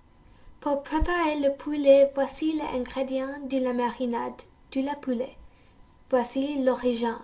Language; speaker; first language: French; non-native, learner; English